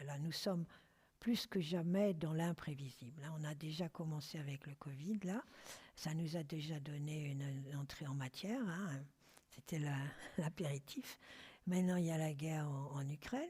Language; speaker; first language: French; native; French